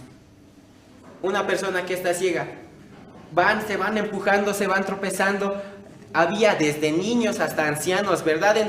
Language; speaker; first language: Spanish; native; Spanish